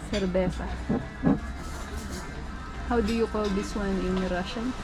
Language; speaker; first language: English; non-native, local second language; Filipino